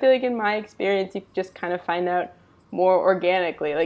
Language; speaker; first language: English; native; English